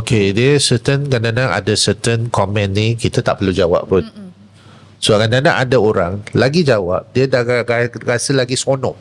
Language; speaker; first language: Malay; non-native, local second language; Chinese